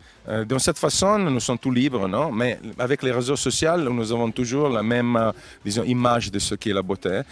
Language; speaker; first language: French; non-native, fluent; Italian